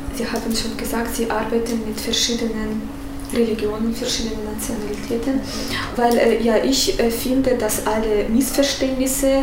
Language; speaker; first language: German; non-native, fluent; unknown